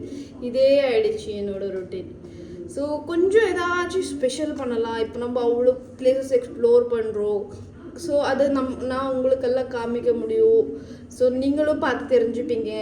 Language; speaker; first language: Tamil; early bilingual, heritage; Tamil